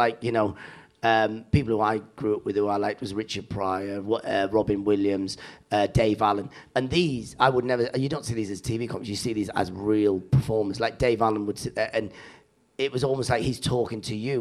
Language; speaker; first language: English; native; English